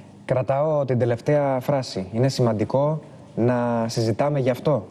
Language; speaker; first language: Greek; native; Greek